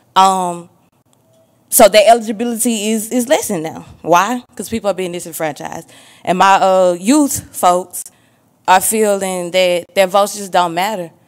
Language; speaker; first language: English; native; English